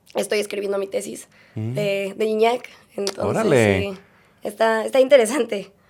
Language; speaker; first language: Spanish; native; Spanish